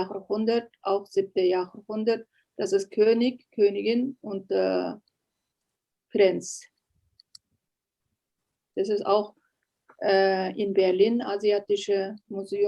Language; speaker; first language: German; non-native, learner; Uyghur